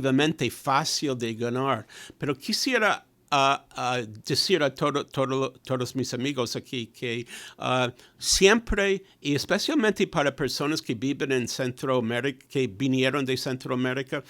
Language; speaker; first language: Spanish; non-native, fluent; English